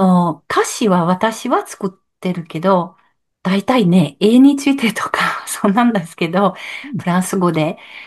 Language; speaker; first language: Japanese; non-native, learner; French